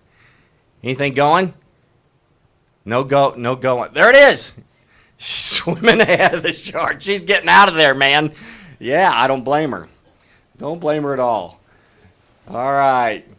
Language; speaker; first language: English; native; English